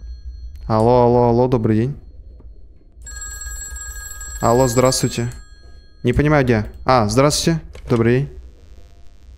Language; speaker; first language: Russian; native; Russian